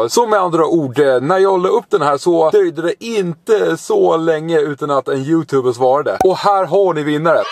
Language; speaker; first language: Swedish; native; Swedish